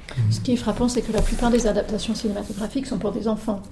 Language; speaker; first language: French; native; French